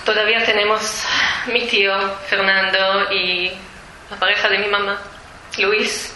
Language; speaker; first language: Spanish; early bilingual, heritage; Spanish